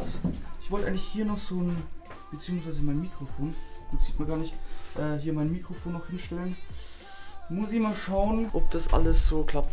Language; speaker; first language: German; native; German